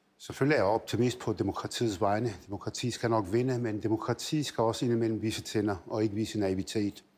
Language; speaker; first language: Danish; early bilingual, other home language; Arabic